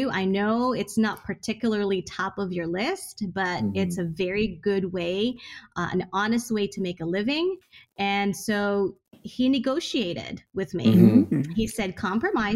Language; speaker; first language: English; non-native, local second language; Hiligaynon